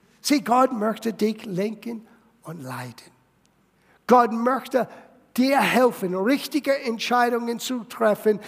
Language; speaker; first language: German; non-native, fluent; English